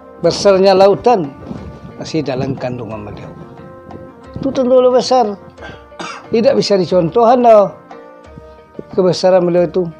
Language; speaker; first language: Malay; non-native, local second language; Minangkabau